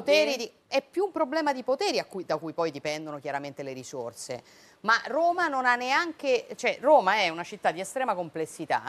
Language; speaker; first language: Italian; native; Italian